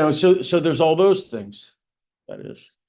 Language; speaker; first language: English; native; English